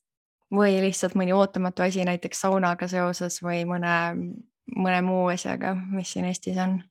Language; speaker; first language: Estonian; native; Estonian